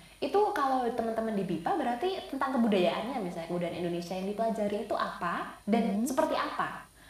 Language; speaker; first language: Indonesian; native; Indonesian